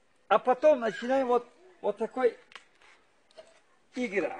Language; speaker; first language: Russian; non-native, learner; Uzbek